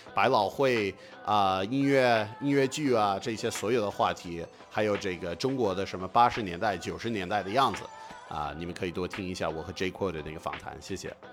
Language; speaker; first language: Chinese; non-native, fluent; English